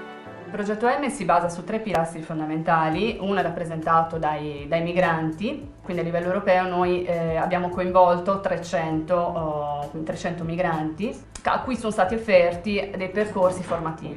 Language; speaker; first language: Italian; native; Italian